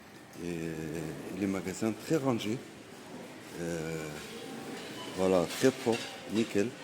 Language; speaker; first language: French; non-native, learner; Arabic